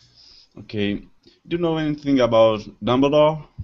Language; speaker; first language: English; non-native, learner; Portuguese